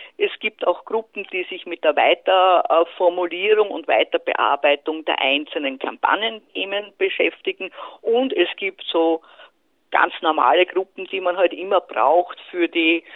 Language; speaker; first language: German; native; German